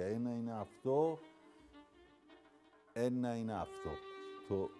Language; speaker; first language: Greek; non-native, learner; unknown